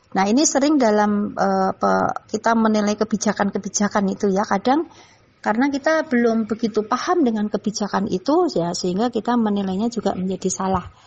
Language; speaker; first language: Indonesian; non-native, local second language; Javanese